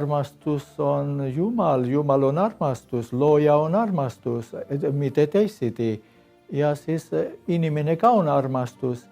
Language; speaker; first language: Estonian; non-native, learner; Armenian